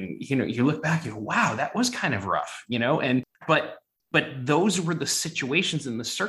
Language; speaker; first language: English; native; English